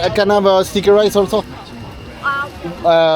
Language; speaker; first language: English; non-native, learner; French